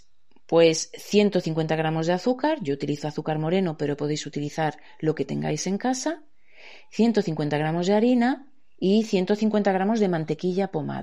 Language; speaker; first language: Spanish; native; Spanish